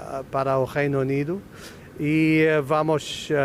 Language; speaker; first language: Portuguese; non-native, fluent; English